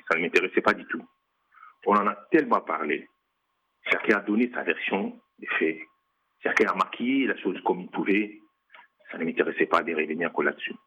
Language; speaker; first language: French; non-native, local second language; Lingala